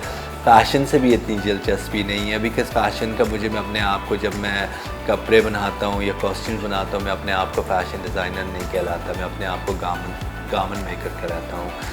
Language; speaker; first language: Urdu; early bilingual, heritage; Urdu